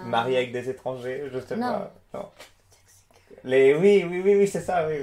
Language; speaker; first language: French; native; French